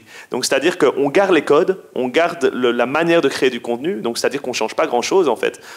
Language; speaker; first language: French; native; French